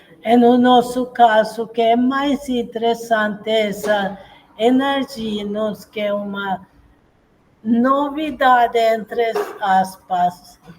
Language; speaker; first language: Portuguese; non-native, fluent; Swedish